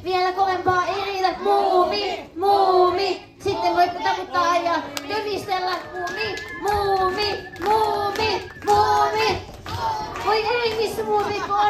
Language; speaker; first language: Finnish; native; Finnish